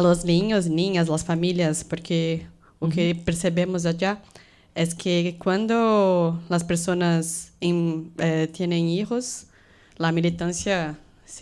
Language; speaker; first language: Spanish; non-native, fluent; Portuguese